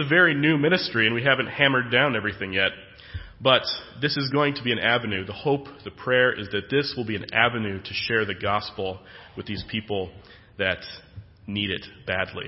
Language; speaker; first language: English; native; English